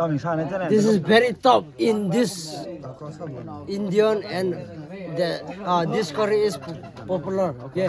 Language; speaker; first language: English; non-native, learner; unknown